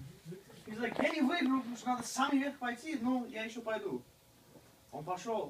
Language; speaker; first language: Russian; early bilingual, heritage; Russian